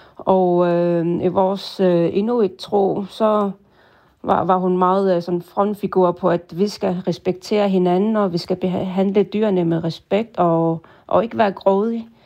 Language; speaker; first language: Danish; non-native, local second language; Kalaallisut